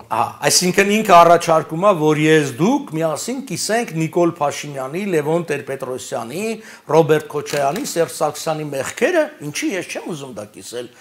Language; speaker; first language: Armenian; native; Armenian